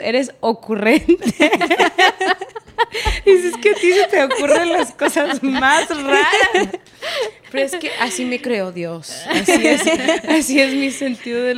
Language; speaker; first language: Spanish; native; Spanish